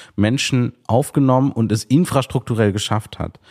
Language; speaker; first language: German; early bilingual, other home language; Sinhala